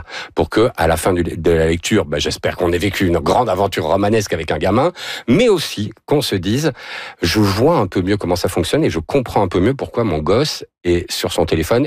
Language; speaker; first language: French; native; French